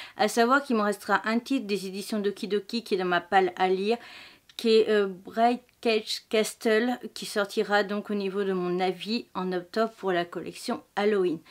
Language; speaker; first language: French; native; French